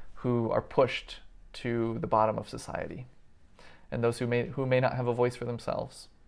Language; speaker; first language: English; native; English